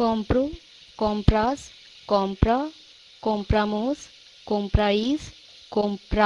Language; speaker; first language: Spanish; non-native, learner; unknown